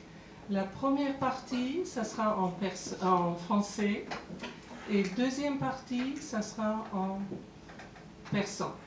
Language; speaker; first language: French; non-native, fluent; Persian